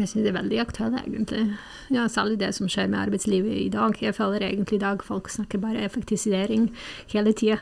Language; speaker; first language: Norwegian; non-native, fluent; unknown